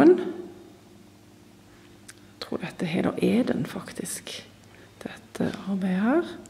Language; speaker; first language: Norwegian; non-native, fluent; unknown